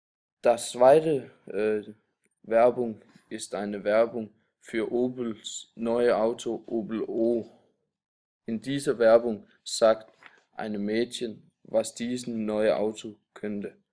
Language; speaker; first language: German; non-native, learner; Danish